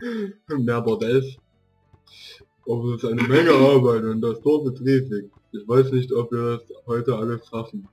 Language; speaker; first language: German; native; German